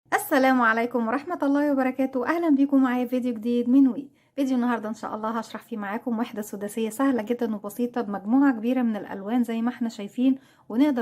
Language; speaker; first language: Arabic; native; Arabic